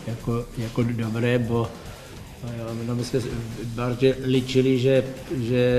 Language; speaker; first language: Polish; non-native, learner; Czech